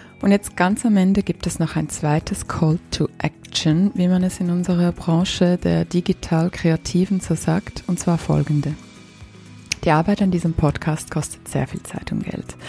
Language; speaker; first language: German; native; German